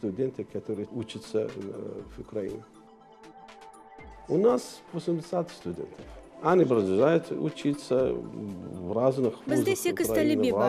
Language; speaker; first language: Russian; non-native, learner; Arabic